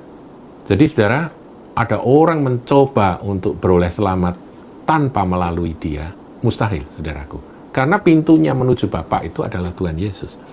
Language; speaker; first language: Indonesian; native; Indonesian